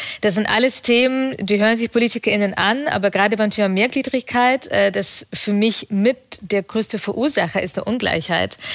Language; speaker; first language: German; early bilingual, other home language; Russian